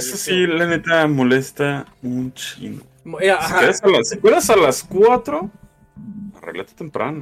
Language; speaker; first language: Spanish; native; Spanish